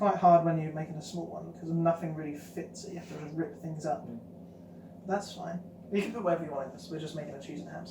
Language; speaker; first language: English; native; English